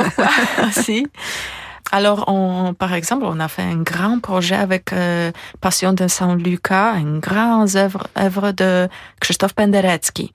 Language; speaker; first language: French; non-native, fluent; Polish